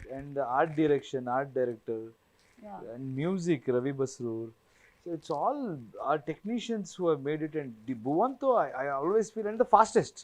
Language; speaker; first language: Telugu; non-native, fluent; Kannada